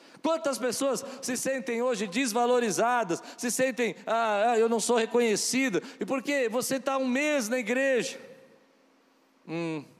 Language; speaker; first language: Portuguese; native; Portuguese